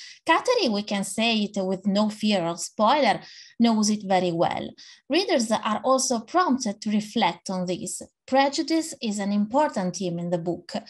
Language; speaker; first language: English; non-native, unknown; Italian